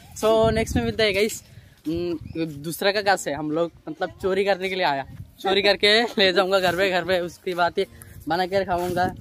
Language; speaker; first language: Hindi; non-native, local second language; Bangla